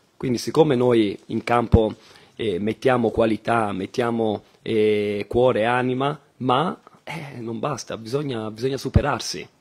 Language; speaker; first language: Italian; native; Italian